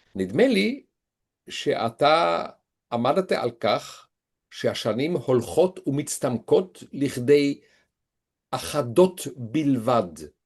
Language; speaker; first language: Hebrew; non-native, fluent; Swiss German